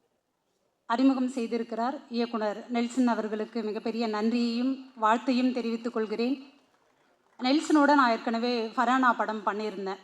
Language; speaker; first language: Tamil; native; Tamil